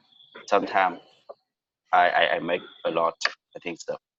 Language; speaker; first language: English; non-native, learner; Vietnamese